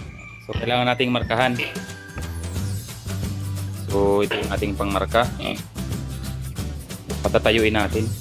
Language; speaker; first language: Filipino; native; Filipino